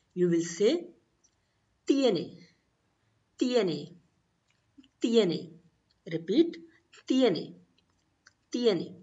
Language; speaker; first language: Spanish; non-native, learner; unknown